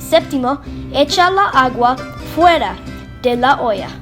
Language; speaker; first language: Spanish; non-native, learner; English